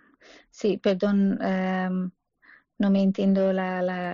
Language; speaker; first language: Spanish; non-native, learner; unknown